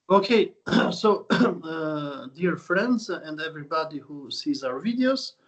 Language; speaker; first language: English; non-native, fluent; Albanian